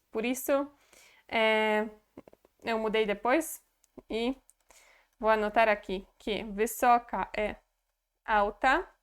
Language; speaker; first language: Portuguese; non-native, fluent; Polish